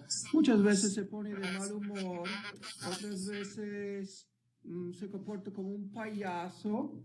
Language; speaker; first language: Spanish; early bilingual, heritage; Spanish